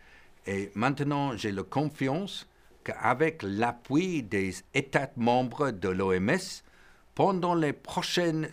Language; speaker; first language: French; non-native, fluent; English